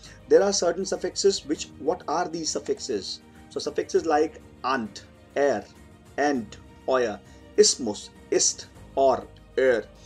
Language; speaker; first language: English; non-native, local second language; Hindi